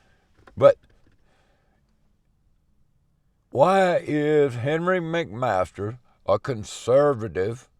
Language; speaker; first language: English; native; English